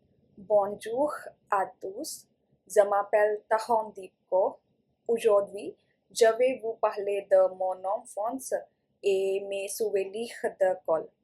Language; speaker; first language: French; non-native, learner; Punjabi